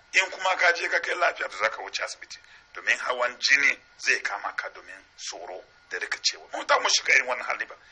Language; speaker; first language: Hausa; non-native, local second language; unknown